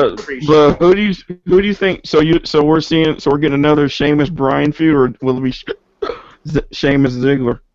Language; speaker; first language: English; native; English